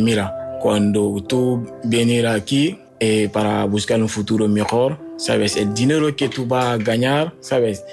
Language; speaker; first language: Spanish; non-native, learner; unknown